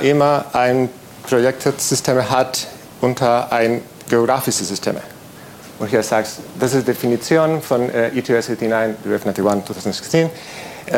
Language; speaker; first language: German; non-native, fluent; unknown